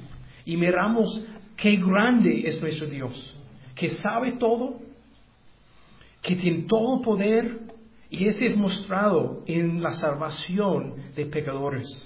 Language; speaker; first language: Spanish; non-native, learner; English